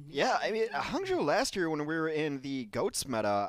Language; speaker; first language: English; native; English